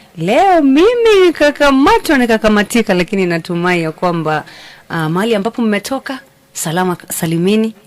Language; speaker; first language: Swahili; non-native, local second language; Gusii